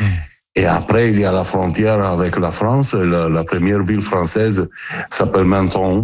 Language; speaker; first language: French; non-native, learner; Italian